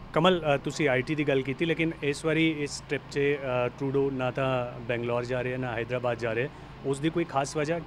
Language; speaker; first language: Punjabi; native; Punjabi